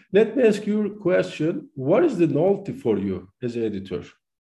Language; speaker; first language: English; non-native, fluent; Turkish